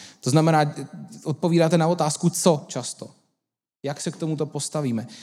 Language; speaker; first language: Czech; native; Czech